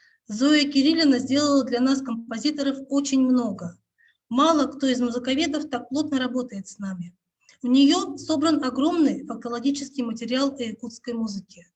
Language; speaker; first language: Russian; native; Russian